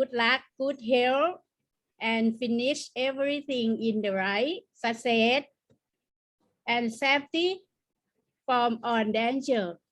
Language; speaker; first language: English; non-native, learner; Thai